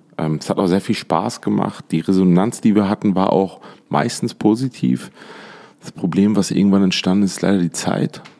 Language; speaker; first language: German; native; German